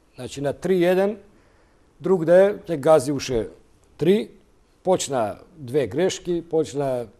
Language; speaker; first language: Macedonian; native; Macedonian